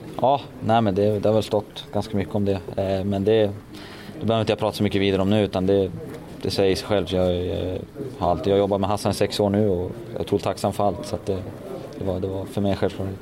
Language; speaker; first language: Swedish; native; Swedish